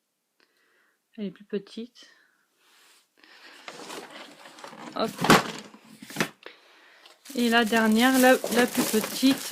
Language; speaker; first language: French; native; French